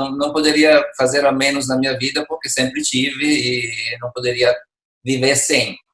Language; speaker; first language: Portuguese; non-native, fluent; Italian